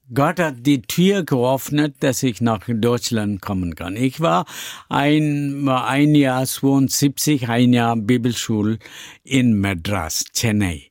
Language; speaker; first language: German; non-native, learner; Tamil